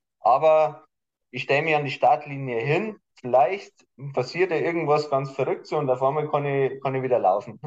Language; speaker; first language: German; native; German